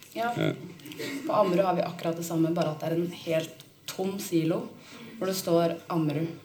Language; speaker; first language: Norwegian; native; Norwegian